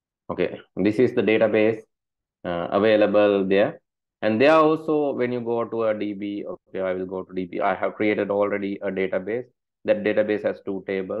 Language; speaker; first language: English; non-native, local second language; Sinhala